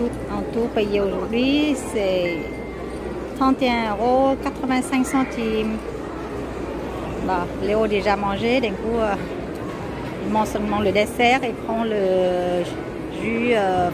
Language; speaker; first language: French; non-native, learner; Vietnamese